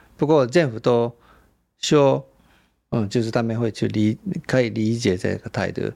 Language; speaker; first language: Chinese; non-native, fluent; Japanese